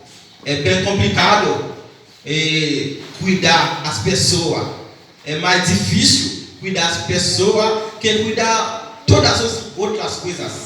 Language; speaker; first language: Portuguese; non-native, learner; Haitian Creole